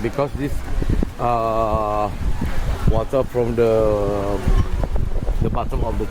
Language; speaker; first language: English; non-native, learner; Indonesian